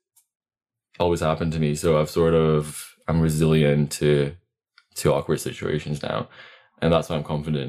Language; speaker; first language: English; non-native, fluent; Latvian